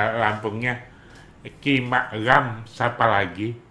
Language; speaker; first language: Indonesian; native; Indonesian